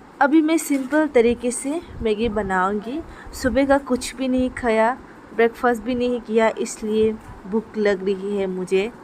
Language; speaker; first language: Hindi; non-native, local second language; Kok Borok